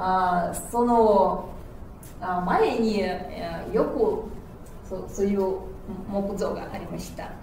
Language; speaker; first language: Japanese; non-native, fluent; Russian